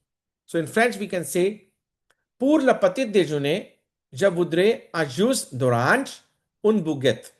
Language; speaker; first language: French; non-native, fluent; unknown